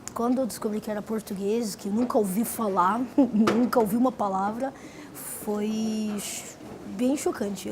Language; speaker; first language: Portuguese; non-native, fluent; Arabic